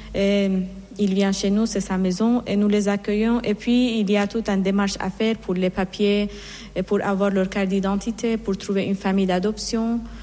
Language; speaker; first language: French; non-native, fluent; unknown